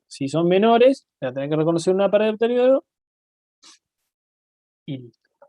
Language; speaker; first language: Spanish; native; Spanish